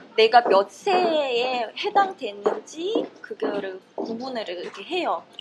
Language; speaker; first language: Korean; non-native, fluent; Russian